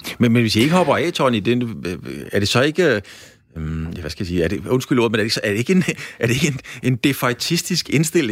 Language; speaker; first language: Danish; native; Danish